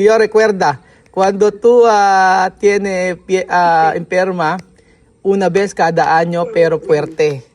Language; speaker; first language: Spanish; non-native, learner; Filipino